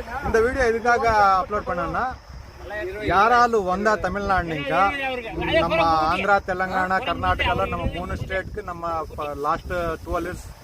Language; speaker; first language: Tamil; non-native, learner; Telugu